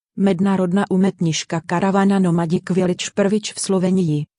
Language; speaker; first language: Slovenian; non-native, learner; Czech